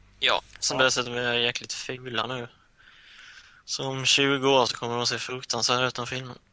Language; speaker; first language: Swedish; native; Swedish